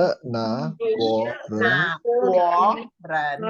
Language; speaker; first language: Chinese; non-native, learner; Indonesian